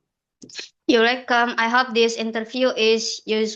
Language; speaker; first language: English; non-native, fluent; Indonesian